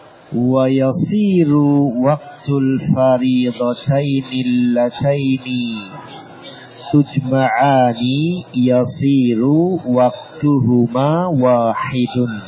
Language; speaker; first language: Arabic; non-native, fluent; Indonesian